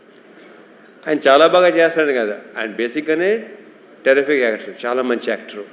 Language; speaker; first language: Telugu; native; Telugu